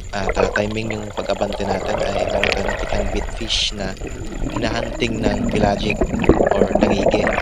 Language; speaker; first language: Filipino; non-native, local second language; Cebuano